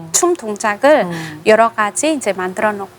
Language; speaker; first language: Korean; non-native, fluent; Khmer